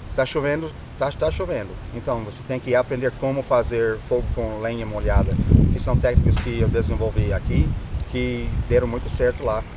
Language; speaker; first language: Portuguese; non-native, fluent; English